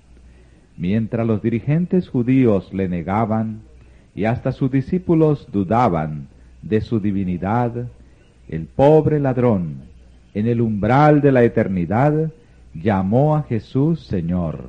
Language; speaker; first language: Spanish; native; Spanish